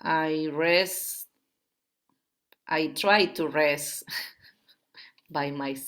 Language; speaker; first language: English; non-native, learner; Spanish